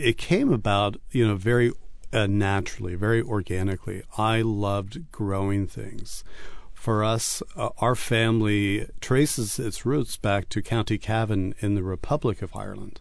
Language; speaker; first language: English; native; English